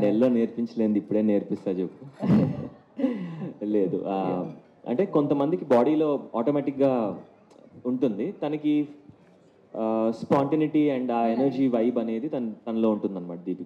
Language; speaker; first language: Telugu; native; Telugu